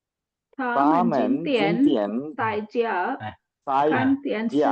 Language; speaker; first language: Chinese; non-native, learner; Tamil